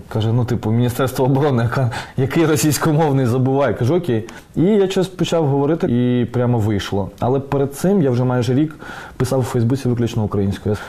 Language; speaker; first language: Ukrainian; non-native, local second language; Russian